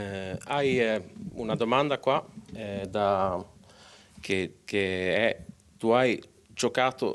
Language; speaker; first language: Italian; non-native, local second language; Swedish